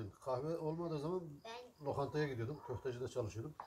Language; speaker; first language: Turkish; native; Turkish